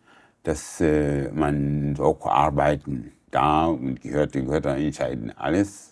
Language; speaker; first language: German; non-native, learner; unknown